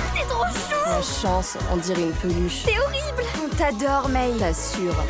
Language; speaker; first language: French; native; French